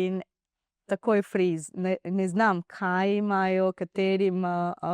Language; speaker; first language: Slovenian; non-native, learner; Divehi